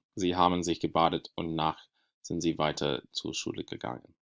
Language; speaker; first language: German; non-native, learner; English